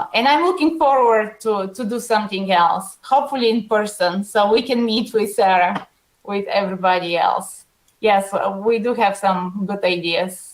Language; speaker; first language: English; non-native, fluent; Bulgarian